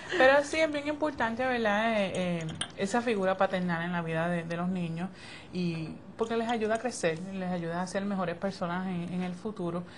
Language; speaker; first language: Spanish; early bilingual, heritage; Spanish